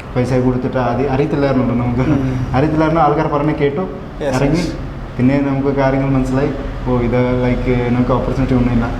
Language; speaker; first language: Malayalam; non-native, fluent; Nepali